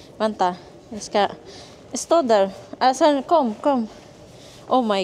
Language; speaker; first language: Swedish; non-native, learner; Filipino